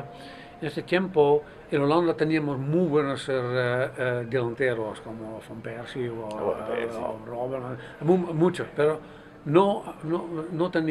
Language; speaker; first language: Spanish; non-native, fluent; Dutch